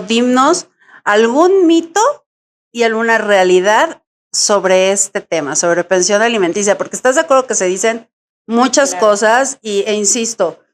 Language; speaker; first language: Spanish; native; Spanish